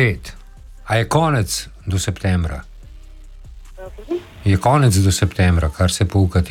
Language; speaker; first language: Slovenian; native; Slovenian